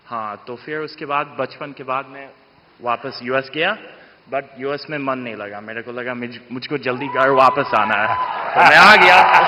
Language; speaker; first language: Hindi; non-native, fluent; English